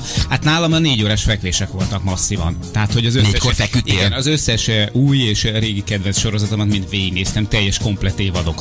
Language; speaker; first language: Hungarian; native; Hungarian